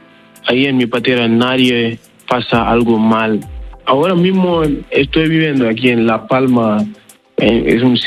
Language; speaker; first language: Spanish; non-native, learner; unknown